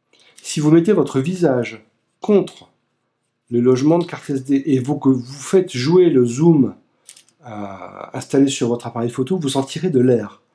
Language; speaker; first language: French; native; French